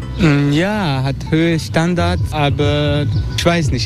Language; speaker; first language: German; non-native, fluent; Turkish